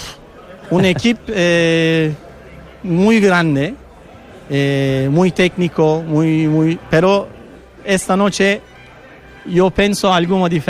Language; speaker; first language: Spanish; non-native, learner; Turkish